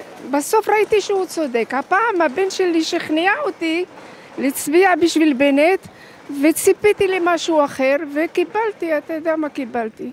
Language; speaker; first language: Hebrew; non-native, fluent; Arabic